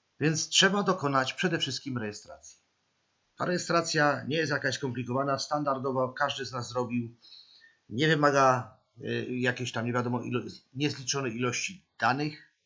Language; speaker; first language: Polish; native; Polish